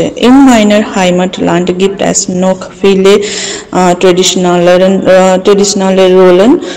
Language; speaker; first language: German; non-native, learner; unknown